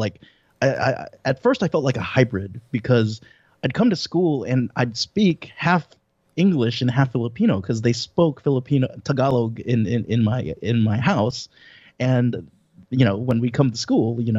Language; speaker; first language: English; native; English